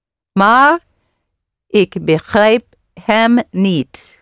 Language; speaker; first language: Dutch; non-native, learner; English